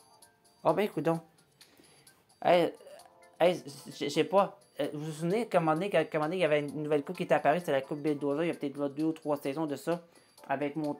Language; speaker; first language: French; native; French